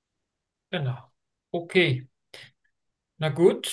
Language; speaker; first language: German; non-native, learner; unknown